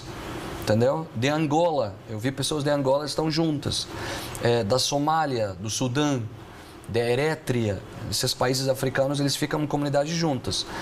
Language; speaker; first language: Portuguese; non-native, fluent; Arabic